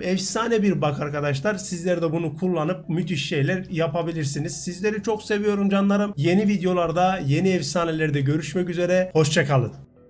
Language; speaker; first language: Turkish; native; Turkish